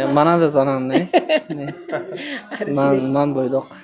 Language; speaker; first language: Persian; non-native, learner; Uzbek